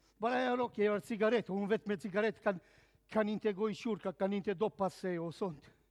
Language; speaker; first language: Swedish; non-native, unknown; Serbian